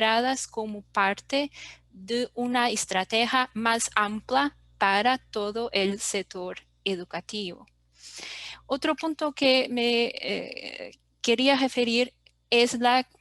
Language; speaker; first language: Spanish; non-native, fluent; Portuguese